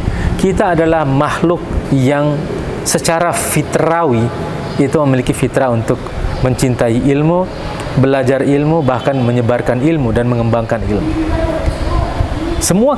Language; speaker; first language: Indonesian; native; Indonesian